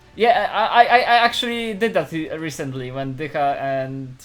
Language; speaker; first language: English; non-native, fluent; Polish